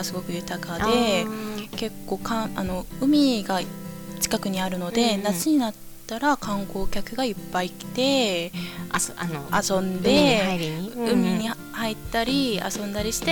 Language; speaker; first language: Japanese; non-native, fluent; Korean